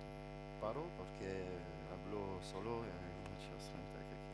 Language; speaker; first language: Spanish; non-native, fluent; French